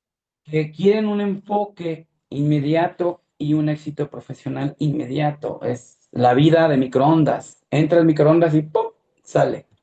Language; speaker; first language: Spanish; native; Spanish